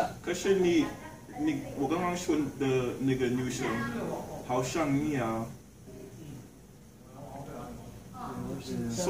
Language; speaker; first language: Chinese; non-native, learner; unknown